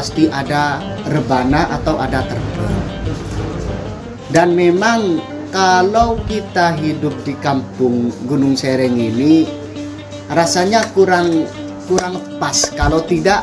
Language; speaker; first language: Indonesian; non-native, local second language; Madurese